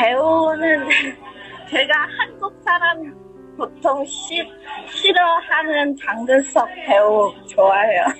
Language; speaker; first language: Korean; non-native, learner; Chinese